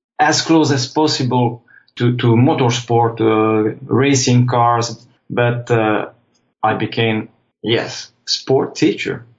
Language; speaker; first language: English; non-native, fluent; French